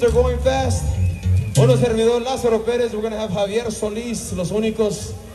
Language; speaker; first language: English; early bilingual, other home language; Spanish